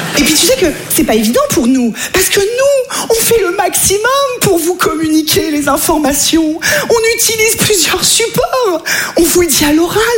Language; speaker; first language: French; native; French